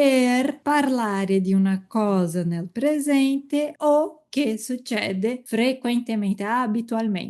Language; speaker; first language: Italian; non-native, fluent; Portuguese